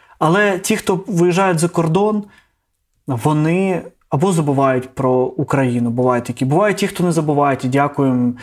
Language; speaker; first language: Ukrainian; non-native, local second language; Russian